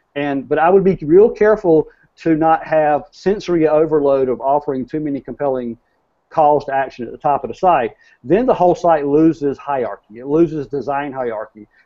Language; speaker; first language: English; native; English